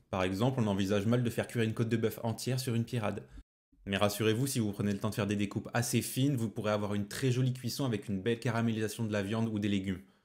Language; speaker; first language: French; native; French